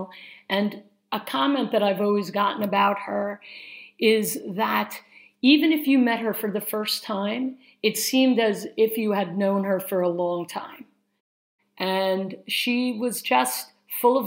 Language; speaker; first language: English; native; English